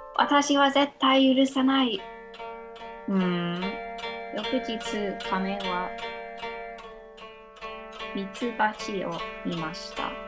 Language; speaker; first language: Japanese; non-native, learner; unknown